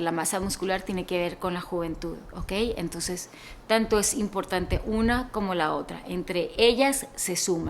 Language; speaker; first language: Spanish; native; Spanish